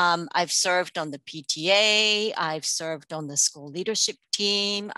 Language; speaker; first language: English; non-native, local second language; Japanese